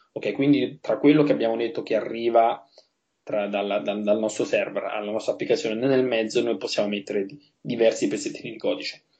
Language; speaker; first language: Italian; native; Italian